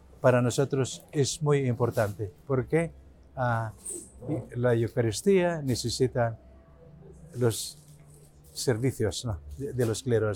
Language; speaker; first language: Spanish; non-native, learner; Cebuano